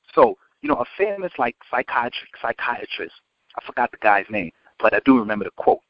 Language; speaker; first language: English; native; English